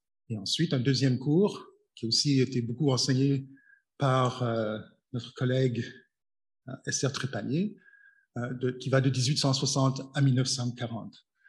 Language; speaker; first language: French; native; French